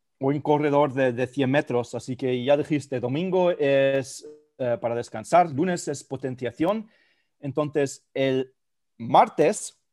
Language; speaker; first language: Spanish; non-native, fluent; German